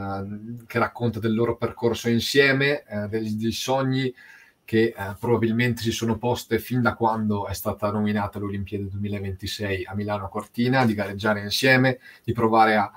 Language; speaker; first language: Italian; native; Italian